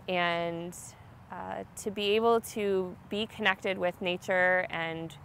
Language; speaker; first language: English; native; English